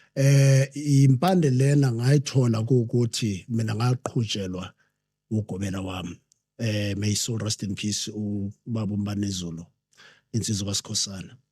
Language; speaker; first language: Zulu; non-native, local second language; Southern Sotho